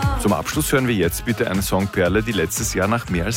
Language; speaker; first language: German; native; German